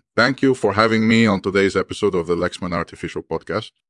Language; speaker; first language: English; early bilingual, other home language; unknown